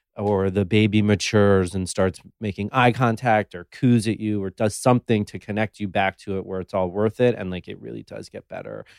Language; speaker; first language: English; native; English